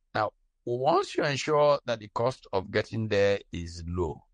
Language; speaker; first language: English; non-native, local second language; Hausa